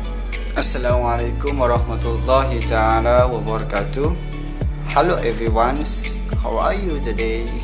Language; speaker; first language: English; non-native, learner; Indonesian